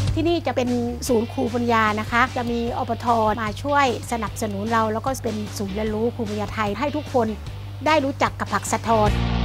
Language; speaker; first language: Thai; native; Thai